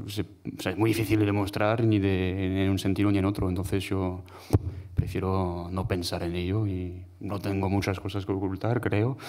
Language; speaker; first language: Spanish; non-native, fluent; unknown